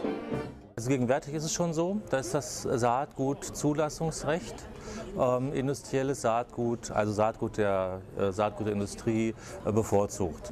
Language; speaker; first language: German; native; German